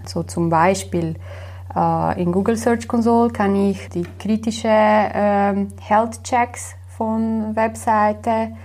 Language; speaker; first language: German; non-native, fluent; Slovenian